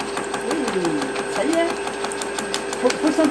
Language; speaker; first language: French; native; French